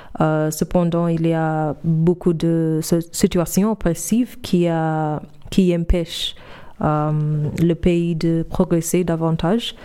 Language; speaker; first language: French; non-native, fluent; English